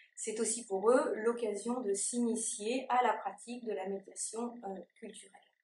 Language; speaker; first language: French; native; French